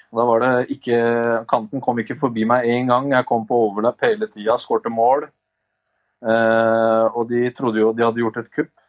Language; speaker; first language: Norwegian; early bilingual, other home language; Albanian